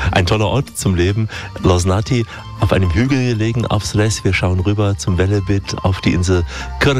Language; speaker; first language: German; native; German